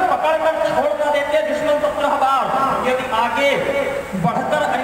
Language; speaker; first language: Hindi; native; Hindi